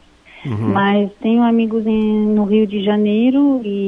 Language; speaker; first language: Portuguese; non-native, fluent; French